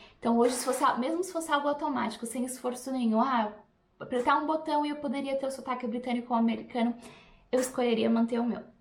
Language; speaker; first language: Portuguese; native; Portuguese